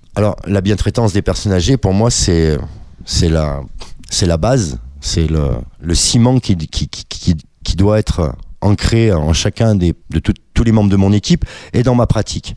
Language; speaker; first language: French; native; French